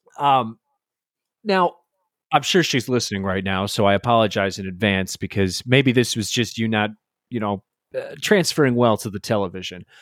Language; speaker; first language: English; native; English